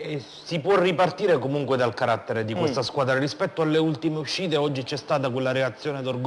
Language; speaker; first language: Italian; native; Italian